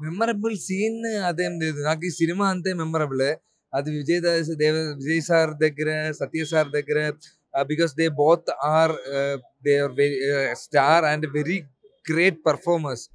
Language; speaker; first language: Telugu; non-native, learner; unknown